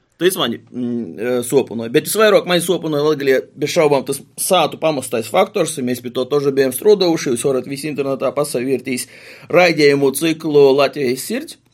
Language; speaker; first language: Latvian; native; Latvian